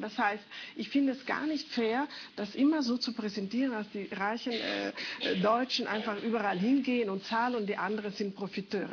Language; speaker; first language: German; non-native, fluent; Italian